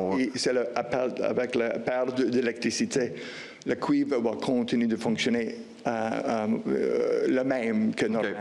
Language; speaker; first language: French; non-native, local second language; English